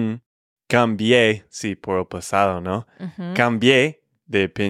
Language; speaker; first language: Spanish; non-native, fluent; English